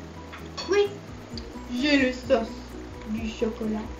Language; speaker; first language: French; non-native, learner; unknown